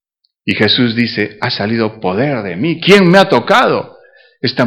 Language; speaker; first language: Spanish; native; Spanish